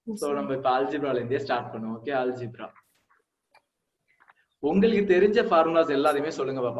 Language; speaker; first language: Tamil; native; Tamil